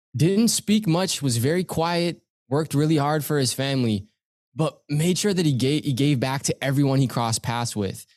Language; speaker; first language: English; native; English